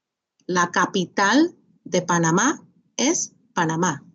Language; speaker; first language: Spanish; non-native, fluent; English